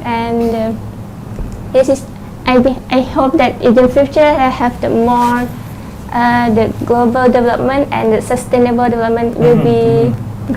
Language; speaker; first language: English; non-native, learner; Thai